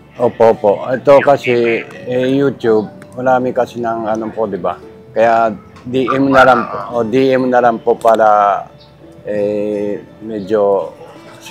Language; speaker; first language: Filipino; non-native, learner; Japanese